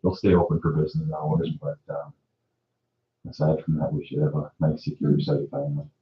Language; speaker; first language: English; native; English